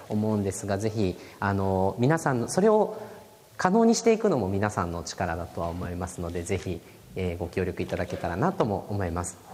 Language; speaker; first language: Japanese; native; Japanese